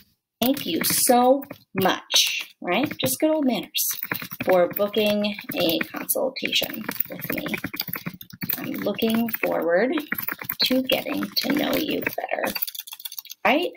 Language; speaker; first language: English; native; English